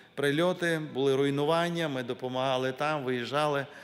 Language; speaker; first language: Ukrainian; native; Ukrainian